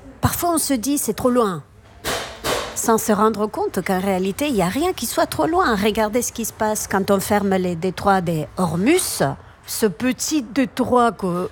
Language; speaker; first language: French; non-native, fluent; Spanish